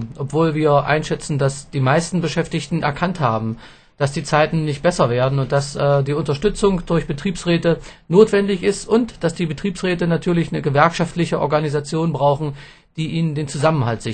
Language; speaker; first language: German; native; German